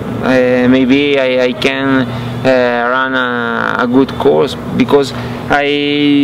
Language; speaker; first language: English; non-native, learner; Italian